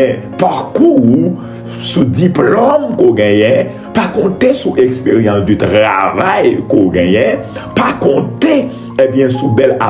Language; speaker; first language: French; non-native, local second language; Haitian Creole